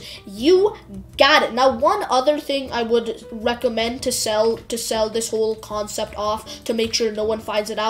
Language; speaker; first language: English; native; English